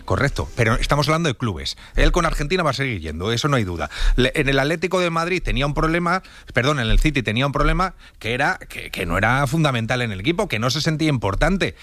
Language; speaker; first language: Spanish; native; Spanish